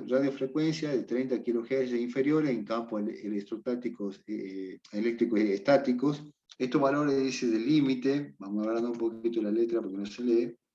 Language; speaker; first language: Spanish; native; Spanish